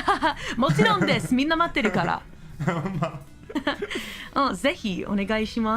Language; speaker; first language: Japanese; non-native, learner; English